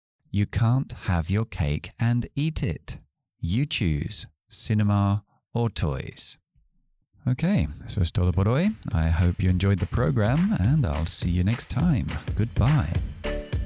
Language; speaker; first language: English; native; English